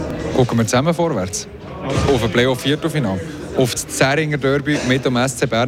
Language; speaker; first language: German; native; German